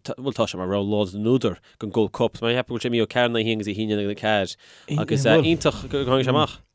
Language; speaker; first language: Irish; native; Irish